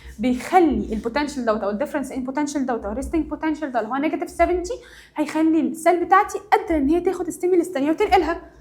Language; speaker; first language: Arabic; native; Arabic